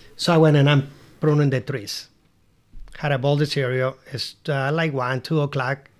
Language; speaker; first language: English; non-native, learner; Spanish